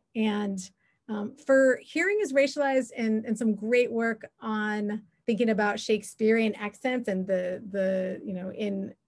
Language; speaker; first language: English; native; English